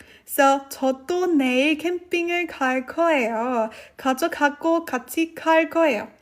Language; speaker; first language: Korean; non-native, learner; French